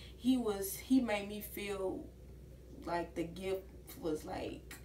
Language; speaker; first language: English; native; English